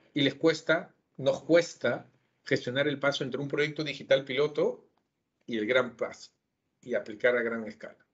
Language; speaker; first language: Spanish; native; Spanish